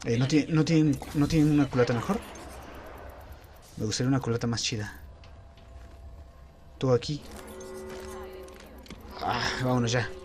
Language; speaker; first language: Spanish; native; Spanish